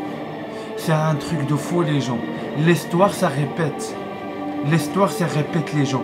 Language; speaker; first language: French; non-native, learner; Arabic